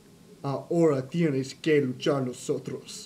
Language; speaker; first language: Spanish; non-native, learner; English